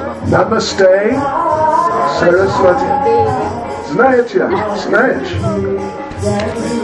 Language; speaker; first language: Russian; non-native, learner; English